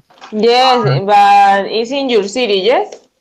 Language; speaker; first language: English; non-native, learner; Spanish